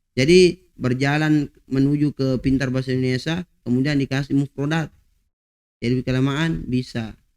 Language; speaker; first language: Indonesian; non-native, local second language; Buginese